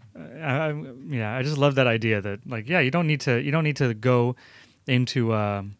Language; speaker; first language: English; early bilingual, other home language; Italian